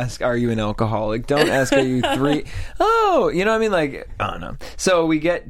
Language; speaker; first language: English; native; English